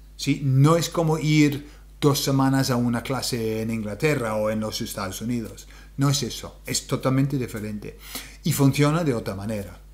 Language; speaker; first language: Spanish; non-native, fluent; English